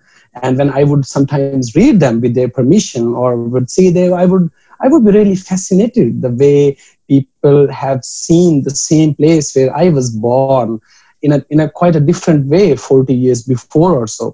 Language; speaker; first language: English; non-native, local second language; Urdu